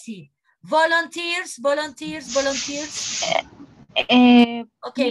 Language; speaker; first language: English; non-native, learner; Spanish